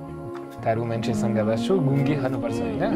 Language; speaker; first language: Nepali; non-native, learner; French